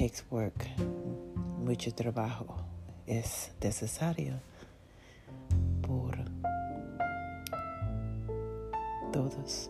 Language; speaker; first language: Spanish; non-native, learner; English